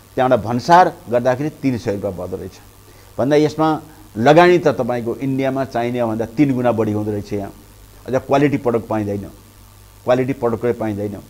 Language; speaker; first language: Nepali; native; Nepali